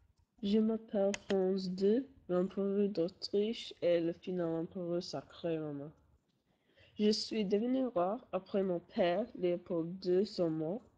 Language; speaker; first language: French; non-native, learner; English